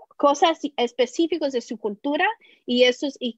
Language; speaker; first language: Spanish; early bilingual, heritage; Spanish